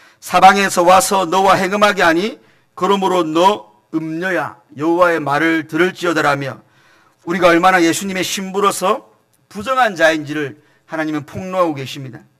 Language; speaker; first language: Korean; native; Korean